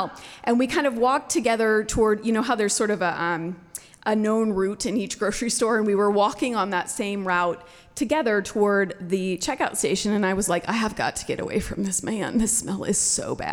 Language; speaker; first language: English; native; English